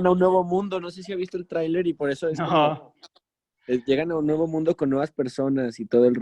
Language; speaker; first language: Spanish; native; Spanish